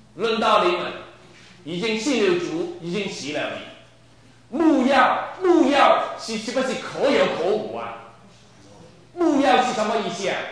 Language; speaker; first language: Chinese; non-native, local second language; Cantonese